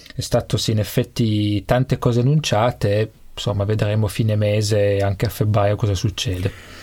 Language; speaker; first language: Italian; native; Italian